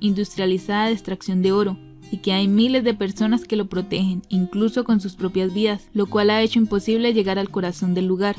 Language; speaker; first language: Spanish; native; Spanish